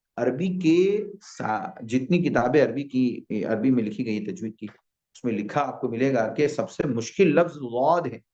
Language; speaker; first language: Urdu; native; Urdu